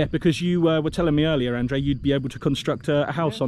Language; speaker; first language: English; native; English